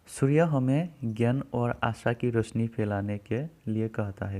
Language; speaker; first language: Hindi; non-native, local second language; Assamese